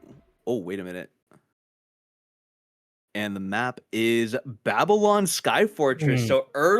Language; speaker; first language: English; native; English